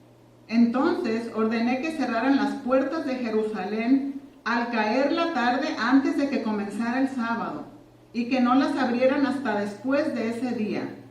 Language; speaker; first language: Spanish; native; Spanish